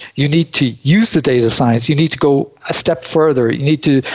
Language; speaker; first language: English; native; English